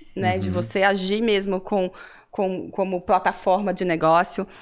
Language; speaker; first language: Portuguese; native; Portuguese